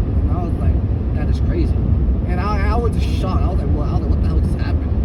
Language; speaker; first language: English; native; English